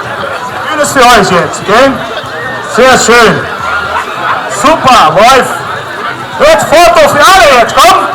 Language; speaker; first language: German; non-native, learner; Portuguese